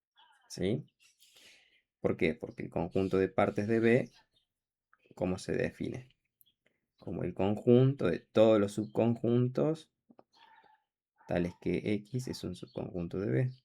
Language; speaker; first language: Spanish; native; Spanish